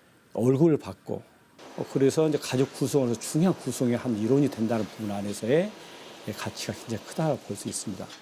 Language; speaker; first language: Korean; native; Korean